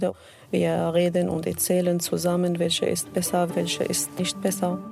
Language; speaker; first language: German; non-native, learner; Arabic